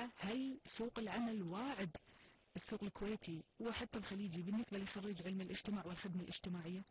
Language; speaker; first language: Arabic; native; Arabic